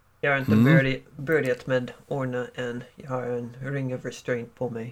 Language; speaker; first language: Swedish; non-native, learner; English